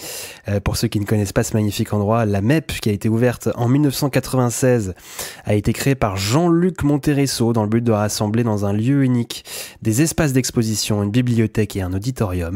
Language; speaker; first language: French; native; French